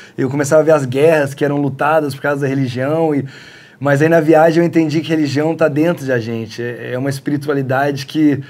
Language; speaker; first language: Portuguese; early bilingual, heritage; Portuguese